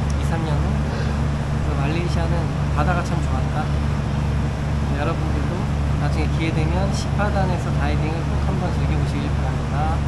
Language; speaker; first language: Korean; native; Korean